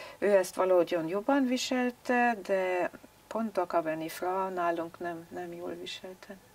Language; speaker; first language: Hungarian; non-native, learner; German